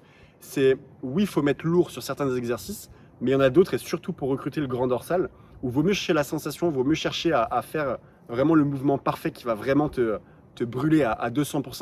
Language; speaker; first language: French; native; French